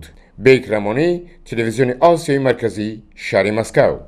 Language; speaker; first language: Persian; native; Persian